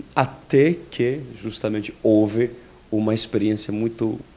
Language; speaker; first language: Portuguese; non-native, fluent; French